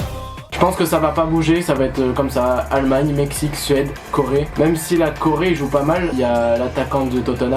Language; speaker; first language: French; native; French